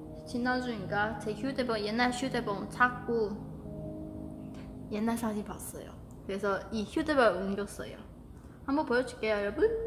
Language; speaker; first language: Korean; non-native, learner; Chinese